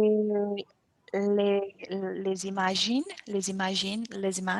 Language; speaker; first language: French; non-native, learner; Portuguese